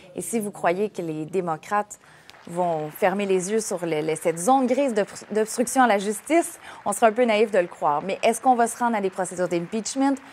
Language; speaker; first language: French; native; French